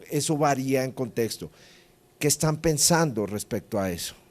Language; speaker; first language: Spanish; native; Spanish